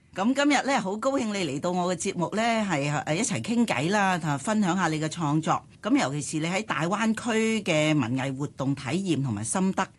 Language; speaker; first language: Cantonese; native; Cantonese